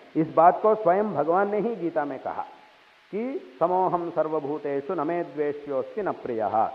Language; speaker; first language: Hindi; non-native, local second language; Telugu